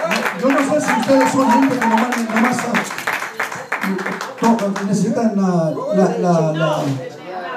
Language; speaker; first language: Spanish; early bilingual, heritage; Spanish